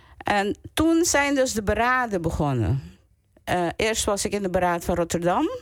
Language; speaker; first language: Dutch; non-native, local second language; Papiamento